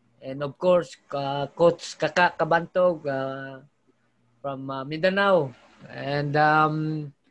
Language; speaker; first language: English; non-native, local second language; Filipino